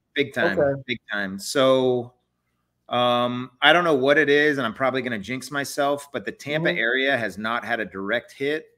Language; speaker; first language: English; native; English